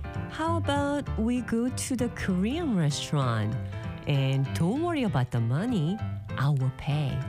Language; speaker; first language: English; non-native, fluent; Korean